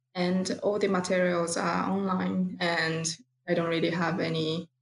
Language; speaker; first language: English; non-native, fluent; Japanese